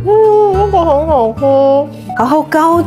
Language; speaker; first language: Chinese; non-native, fluent; Japanese